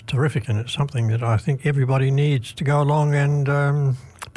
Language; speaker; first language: English; native; English